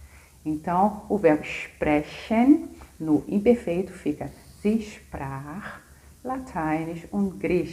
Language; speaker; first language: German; non-native, fluent; Portuguese